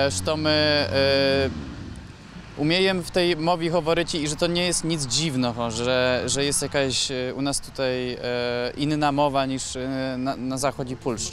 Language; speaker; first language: Polish; non-native, local second language; Belarusian